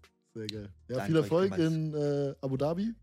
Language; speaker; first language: German; native; German